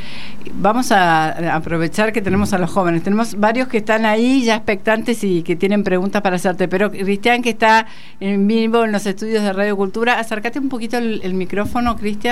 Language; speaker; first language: Spanish; native; Spanish